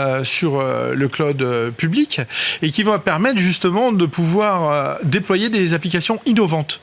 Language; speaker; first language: French; native; French